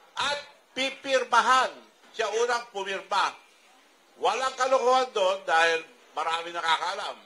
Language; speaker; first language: Filipino; non-native, local second language; Iloko